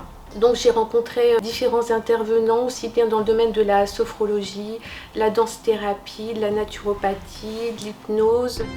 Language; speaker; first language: French; native; French